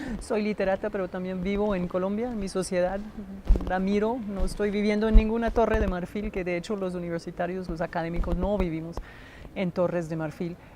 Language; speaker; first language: Spanish; non-native, fluent; English